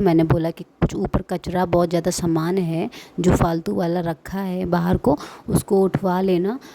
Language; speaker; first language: Hindi; native; Hindi